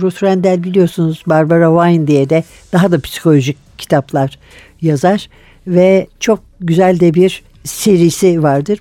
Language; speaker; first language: Turkish; native; Turkish